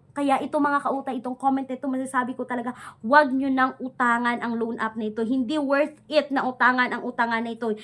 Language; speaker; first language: Filipino; non-native, local second language; Cebuano